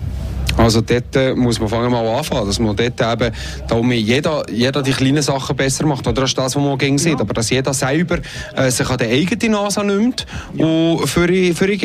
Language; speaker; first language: German; native; German